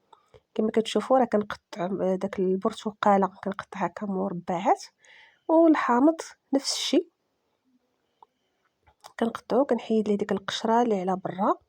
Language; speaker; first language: Arabic; native; Arabic